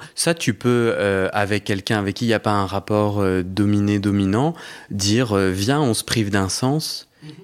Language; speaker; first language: French; native; French